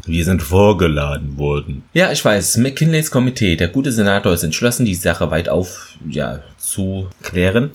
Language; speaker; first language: German; native; German